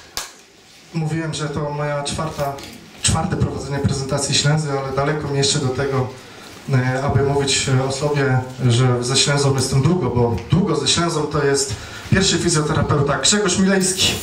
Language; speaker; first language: Polish; native; Polish